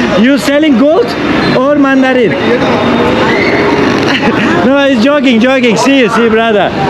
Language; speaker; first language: English; non-native, learner; Turkish